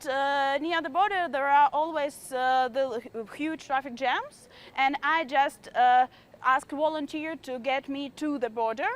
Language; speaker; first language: English; non-native, fluent; Ukrainian